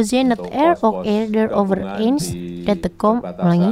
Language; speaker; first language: Dutch; non-native, fluent; Indonesian